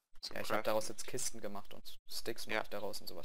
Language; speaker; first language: German; native; German